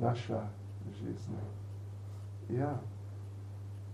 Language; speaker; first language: Russian; non-native, learner; English